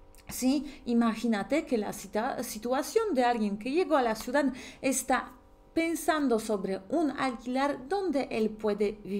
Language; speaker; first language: Spanish; non-native, fluent; Polish